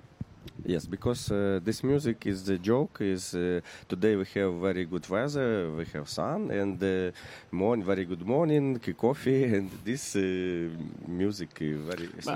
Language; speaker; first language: English; non-native, learner; Ukrainian